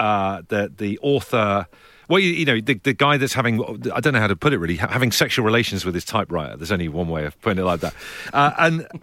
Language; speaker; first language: English; native; English